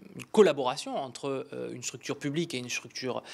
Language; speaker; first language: French; native; French